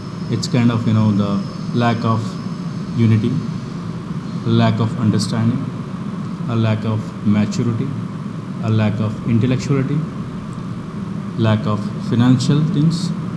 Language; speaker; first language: English; non-native, local second language; Telugu